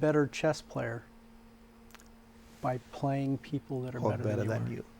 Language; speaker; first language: English; native; English